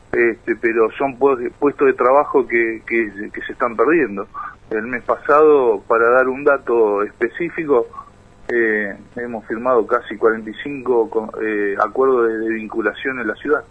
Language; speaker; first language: Spanish; native; Spanish